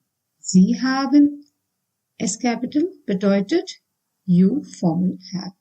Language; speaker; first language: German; non-native, fluent; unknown